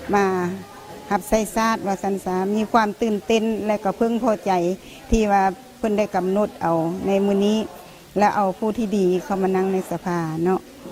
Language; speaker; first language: Lao; native; Lao